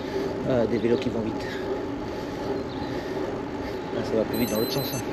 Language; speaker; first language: French; native; French